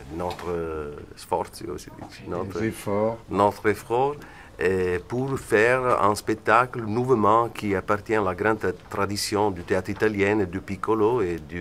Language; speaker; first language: French; non-native, fluent; Italian